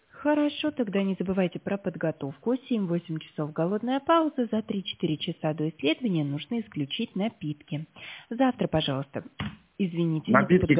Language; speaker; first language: Russian; native; Russian